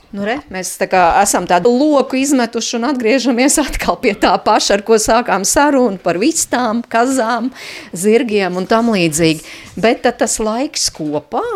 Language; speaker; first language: Latvian; native; Latvian